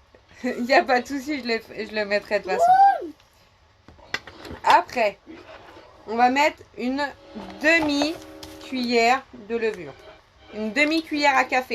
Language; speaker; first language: French; native; French